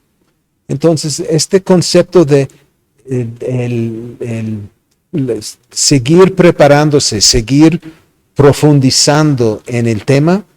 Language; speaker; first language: Spanish; non-native, fluent; English